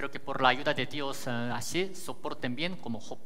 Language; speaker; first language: Spanish; native; Spanish